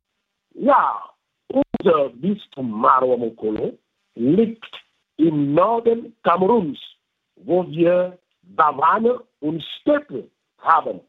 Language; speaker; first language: German; non-native, fluent; French